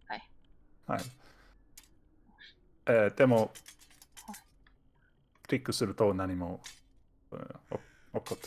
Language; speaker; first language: Japanese; non-native, fluent; Danish